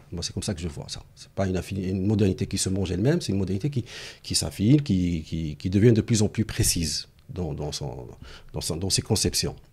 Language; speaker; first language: French; non-native, local second language; Arabic